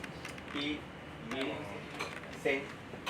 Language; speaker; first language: English; non-native, local second language; Sinhala